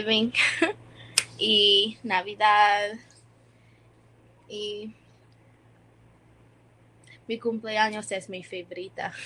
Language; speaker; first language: Spanish; non-native, learner; English